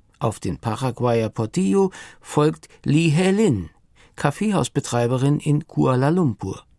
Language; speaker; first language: German; native; German